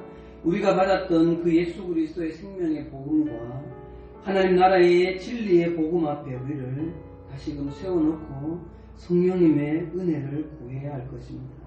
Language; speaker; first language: Korean; native; Korean